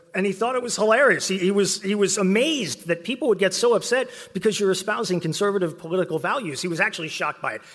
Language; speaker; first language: English; native; English